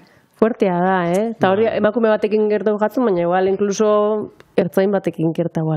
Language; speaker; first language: Basque; native; Basque